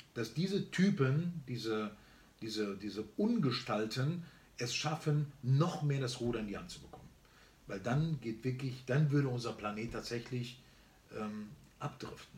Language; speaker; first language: German; early bilingual, other home language; Spanish